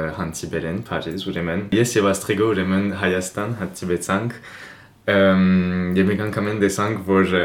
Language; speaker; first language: Armenian; early bilingual, heritage; Armenian